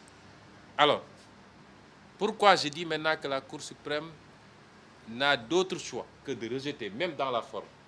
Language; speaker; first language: French; non-native, local second language; Wolof